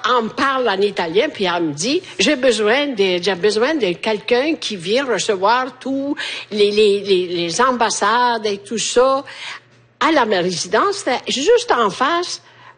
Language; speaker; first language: French; non-native, fluent; Italian